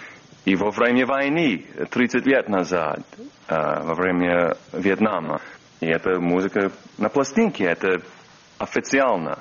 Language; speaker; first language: Russian; non-native, learner; English